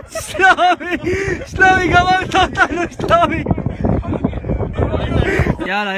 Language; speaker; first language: Hebrew; native; Hebrew